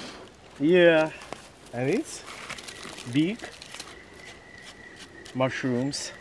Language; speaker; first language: English; non-native, learner; Ukrainian